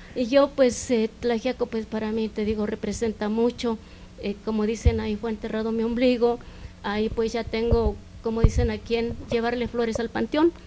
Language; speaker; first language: Spanish; native; Spanish